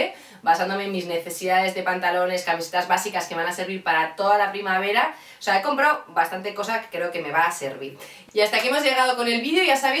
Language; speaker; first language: Spanish; native; Spanish